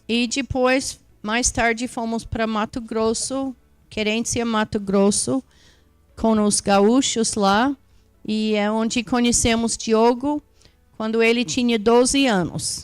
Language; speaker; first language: Portuguese; non-native, fluent; English